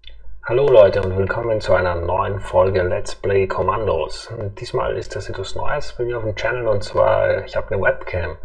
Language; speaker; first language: German; native; German